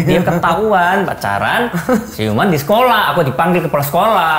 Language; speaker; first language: Indonesian; non-native, fluent; Korean